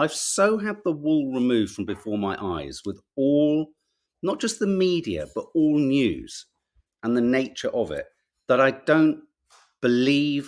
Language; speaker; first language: English; native; English